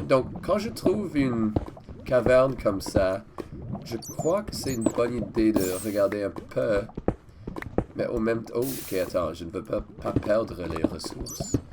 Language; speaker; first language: French; non-native, learner; English